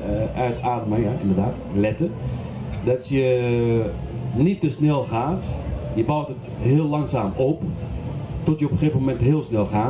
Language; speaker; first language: Dutch; non-native, fluent; Arabic